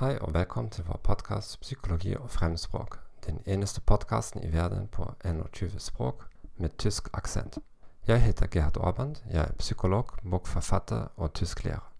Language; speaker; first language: Norwegian; non-native, learner; German